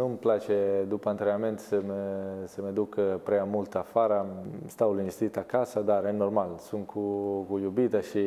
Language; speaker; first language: Romanian; non-native, learner; Italian